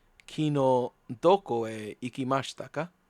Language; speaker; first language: Japanese; non-native, learner; English